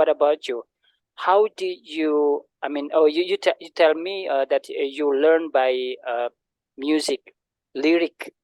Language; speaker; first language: English; non-native, learner; Indonesian